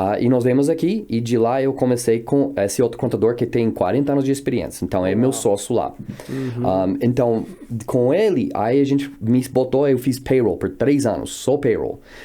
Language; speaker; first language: Portuguese; non-native, fluent; English